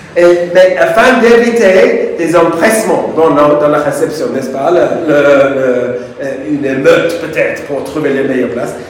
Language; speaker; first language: French; non-native, fluent; English